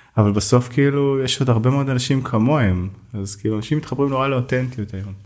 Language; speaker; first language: Hebrew; native; Hebrew